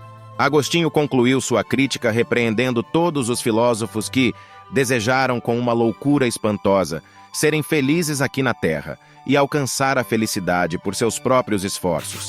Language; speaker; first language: Portuguese; native; Portuguese